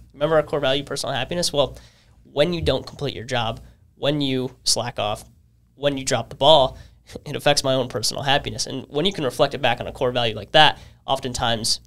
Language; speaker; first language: English; native; English